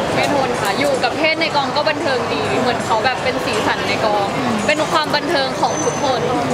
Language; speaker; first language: Thai; native; Thai